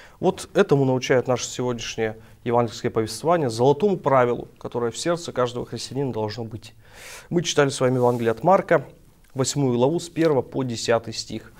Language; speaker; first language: Russian; native; Russian